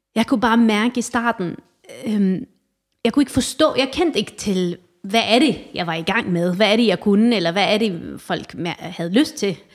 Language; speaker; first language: Danish; early bilingual, other home language; Arabic